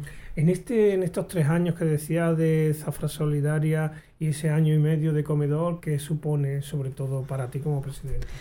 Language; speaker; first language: Spanish; native; Spanish